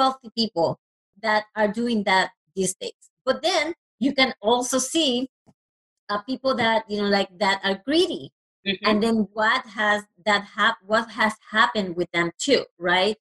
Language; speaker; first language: English; non-native, fluent; Spanish